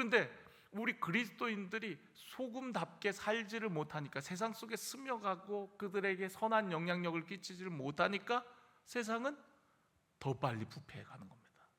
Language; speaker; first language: Korean; native; Korean